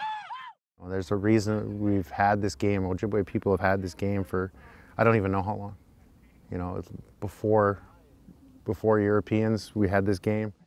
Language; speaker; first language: English; native; English